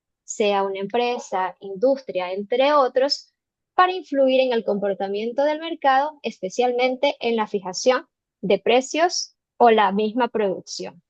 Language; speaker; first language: Spanish; native; Spanish